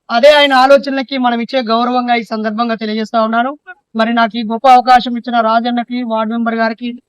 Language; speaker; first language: Telugu; native; Telugu